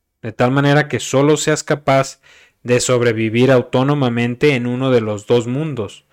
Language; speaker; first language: Spanish; native; Spanish